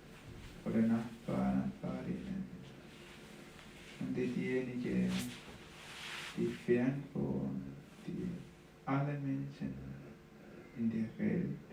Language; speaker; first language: German; non-native, fluent; Sinhala